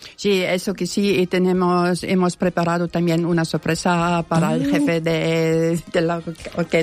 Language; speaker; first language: Spanish; non-native, fluent; German